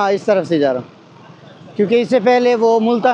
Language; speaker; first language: Hindi; non-native, learner; Bangla